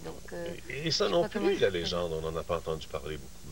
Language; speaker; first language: French; native; French